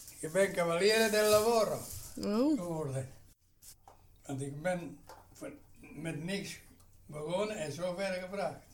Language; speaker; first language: Dutch; non-native, learner; Italian